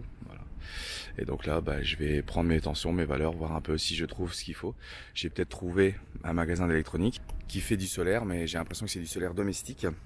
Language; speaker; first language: French; native; French